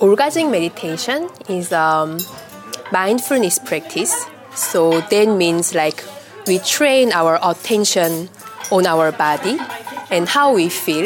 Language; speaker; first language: English; non-native, fluent; Korean